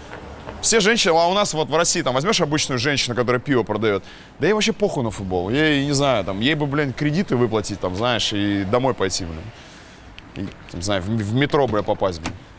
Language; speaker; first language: Russian; native; Russian